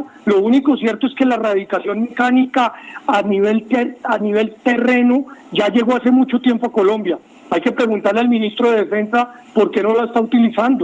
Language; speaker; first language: Spanish; native; Spanish